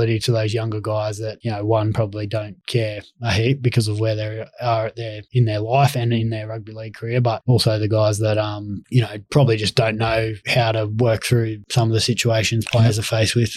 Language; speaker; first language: English; native; English